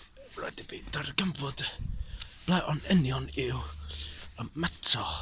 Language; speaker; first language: Welsh; non-native, learner; English